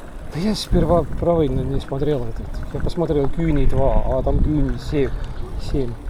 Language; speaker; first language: Russian; non-native, local second language; Estonian